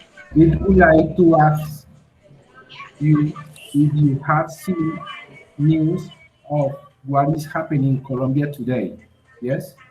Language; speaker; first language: English; non-native, learner; Spanish